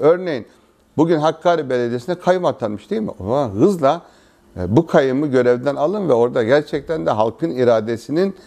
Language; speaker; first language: Turkish; native; Turkish